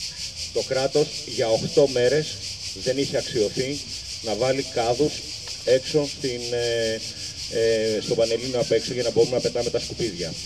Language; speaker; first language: Greek; native; Greek